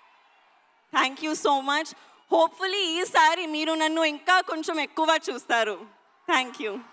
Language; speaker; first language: Telugu; non-native, learner; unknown